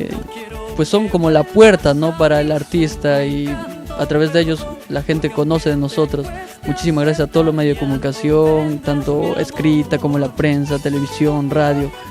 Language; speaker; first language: Spanish; native; Spanish